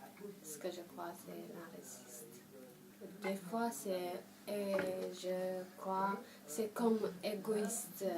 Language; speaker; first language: French; non-native, learner; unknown